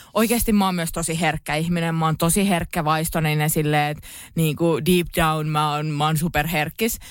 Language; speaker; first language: Finnish; native; Finnish